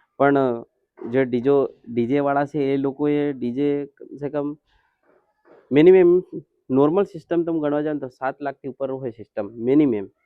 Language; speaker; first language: Gujarati; non-native, local second language; Bhili